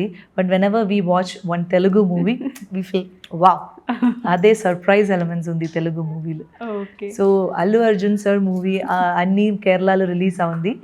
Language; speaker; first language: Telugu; non-native, learner; Malayalam